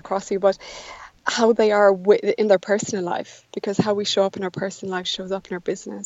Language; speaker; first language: English; native; English